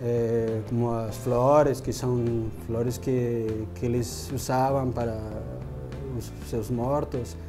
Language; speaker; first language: Portuguese; non-native, fluent; Spanish